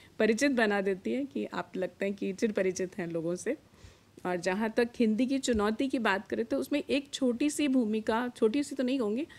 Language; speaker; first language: Hindi; native; Hindi